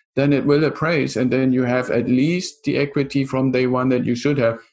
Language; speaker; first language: English; non-native, fluent; German